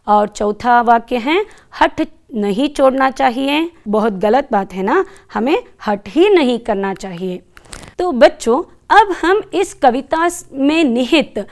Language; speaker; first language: Hindi; non-native, local second language; Kannada